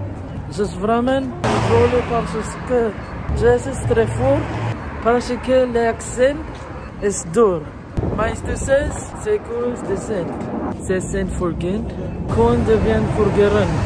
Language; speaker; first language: French; non-native, learner; Filipino